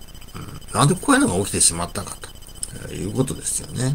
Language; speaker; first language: Japanese; native; Japanese